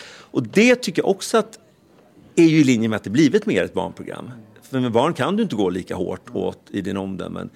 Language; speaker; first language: Swedish; native; Swedish